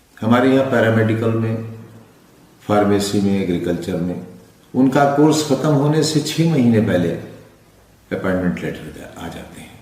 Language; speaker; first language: Urdu; native; Urdu